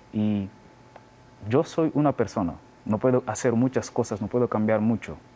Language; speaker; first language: Spanish; non-native, learner; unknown